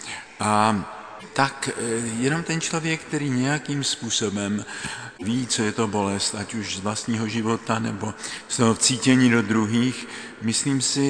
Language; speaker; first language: Czech; native; Czech